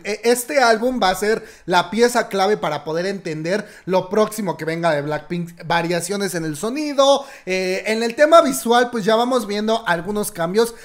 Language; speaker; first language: Spanish; native; Spanish